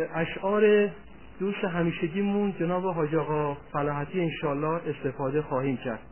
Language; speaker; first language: Persian; native; Persian